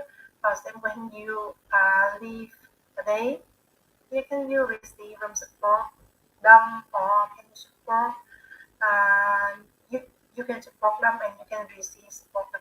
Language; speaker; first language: English; non-native, learner; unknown